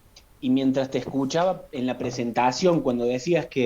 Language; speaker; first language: Spanish; native; Spanish